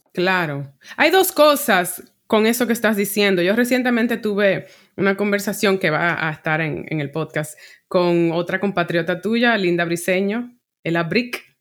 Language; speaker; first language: Spanish; native; Spanish